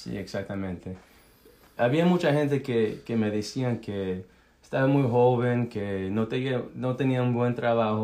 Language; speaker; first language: Spanish; early bilingual, heritage; Spanish